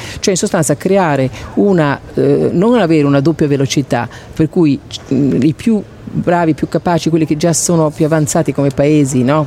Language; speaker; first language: Italian; native; Italian